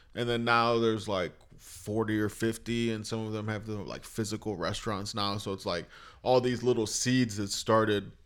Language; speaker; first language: English; native; English